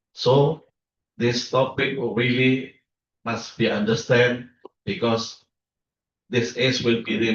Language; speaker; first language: English; non-native, learner; Indonesian